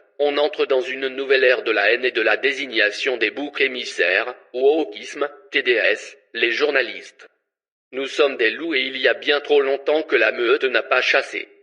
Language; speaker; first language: French; native; French